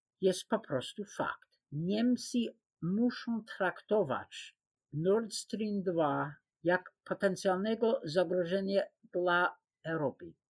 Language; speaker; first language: Polish; non-native, fluent; English